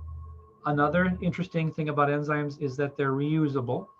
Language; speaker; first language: English; native; English